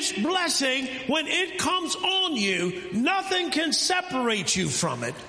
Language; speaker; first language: English; native; English